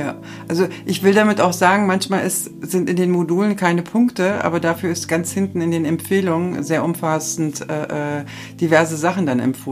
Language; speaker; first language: German; native; German